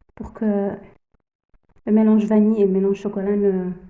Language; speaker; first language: French; non-native, local second language; Arabic